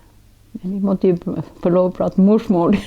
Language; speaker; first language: Norwegian; non-native, local second language; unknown